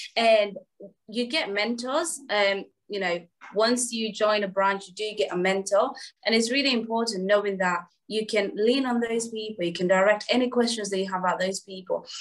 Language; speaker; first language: English; native; English